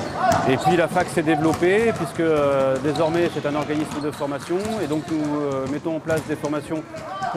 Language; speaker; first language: French; native; French